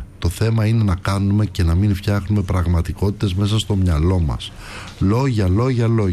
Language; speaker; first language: Greek; native; Greek